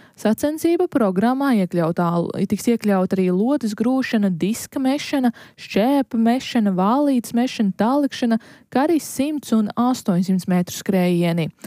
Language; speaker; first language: Latvian; native; Latvian